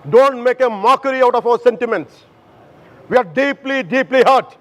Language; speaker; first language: English; non-native, local second language; Telugu